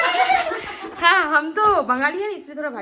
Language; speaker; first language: Hindi; non-native, local second language; Bangla